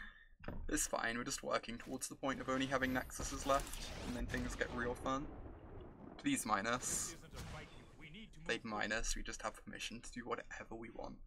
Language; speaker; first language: English; native; English